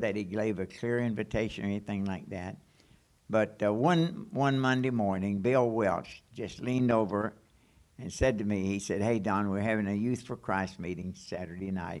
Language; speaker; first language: English; native; English